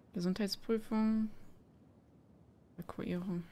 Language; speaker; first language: German; native; German